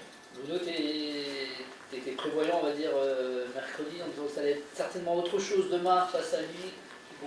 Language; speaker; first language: French; native; French